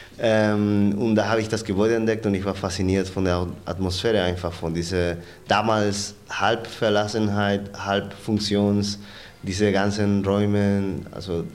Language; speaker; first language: German; non-native, fluent; Spanish